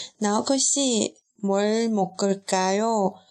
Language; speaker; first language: Korean; non-native, fluent; Chinese